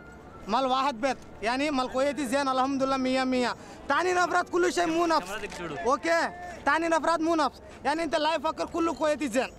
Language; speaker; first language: Arabic; non-native, learner; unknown